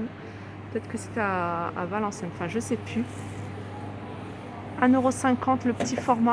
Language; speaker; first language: French; native; French